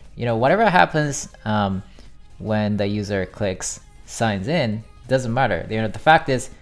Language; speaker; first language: English; non-native, fluent; Japanese